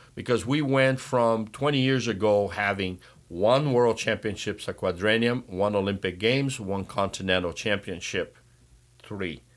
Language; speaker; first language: English; non-native, fluent; Portuguese